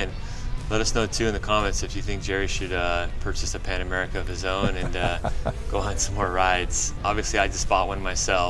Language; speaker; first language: English; native; English